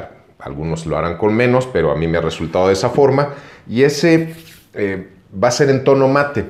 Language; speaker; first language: Spanish; native; Spanish